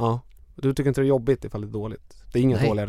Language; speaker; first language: Swedish; native; Swedish